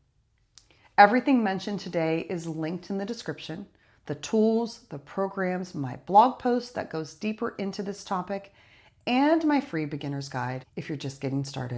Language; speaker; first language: English; native; English